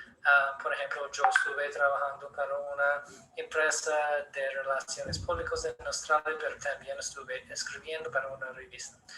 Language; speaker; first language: Spanish; non-native, learner; English